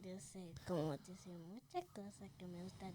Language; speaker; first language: Spanish; early bilingual, other home language; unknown